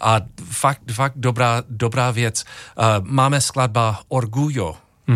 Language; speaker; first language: Czech; non-native, learner; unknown